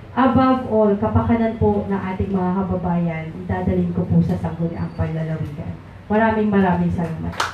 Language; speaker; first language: Filipino; non-native, local second language; Pangasinan